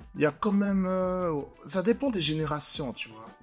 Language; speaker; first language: French; native; French